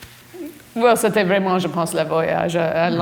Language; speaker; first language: French; non-native, fluent; English